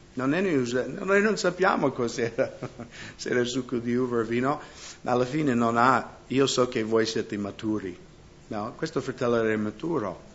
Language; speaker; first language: Italian; non-native, fluent; English